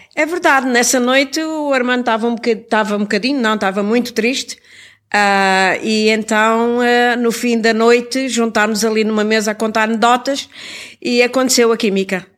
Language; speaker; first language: Portuguese; native; Portuguese